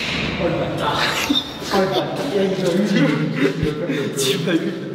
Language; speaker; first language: French; native; French